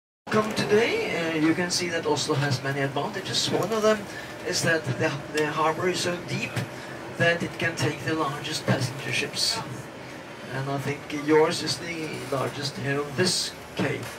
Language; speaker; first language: English; non-native, fluent; Norwegian